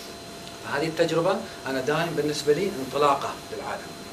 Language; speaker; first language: Arabic; native; Arabic